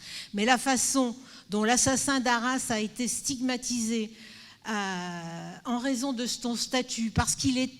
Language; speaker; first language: French; native; French